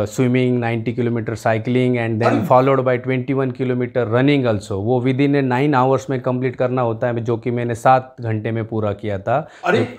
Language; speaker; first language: Hindi; non-native, local second language; Marathi